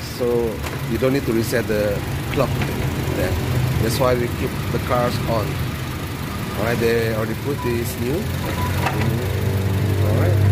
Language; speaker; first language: English; non-native, fluent; Indonesian